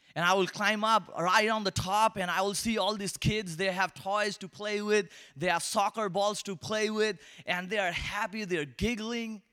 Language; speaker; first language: English; non-native, local second language; Bangla